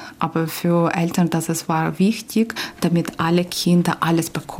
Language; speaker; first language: German; non-native, learner; Ukrainian